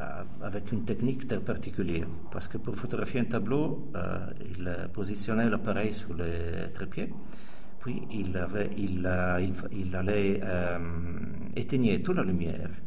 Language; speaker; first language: French; non-native, fluent; Italian